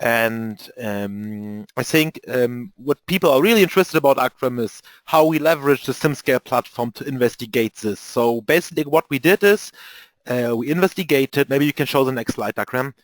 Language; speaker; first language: English; non-native, fluent; German